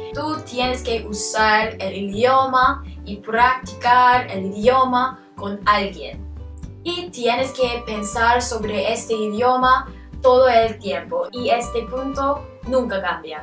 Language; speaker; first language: Spanish; non-native, learner; English